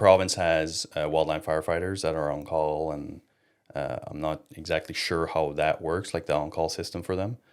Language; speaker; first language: English; non-native, local second language; French